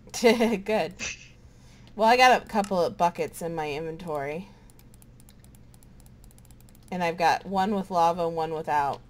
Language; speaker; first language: English; native; English